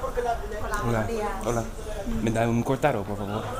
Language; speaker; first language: Spanish; non-native, learner; English